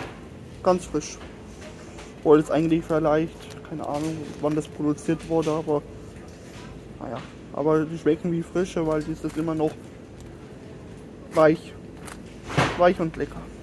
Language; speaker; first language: German; non-native, fluent; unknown